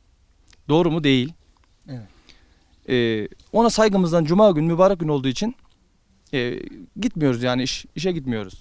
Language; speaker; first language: Turkish; native; Turkish